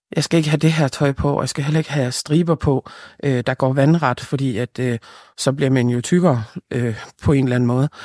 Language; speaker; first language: Danish; early bilingual, other home language; Lithuanian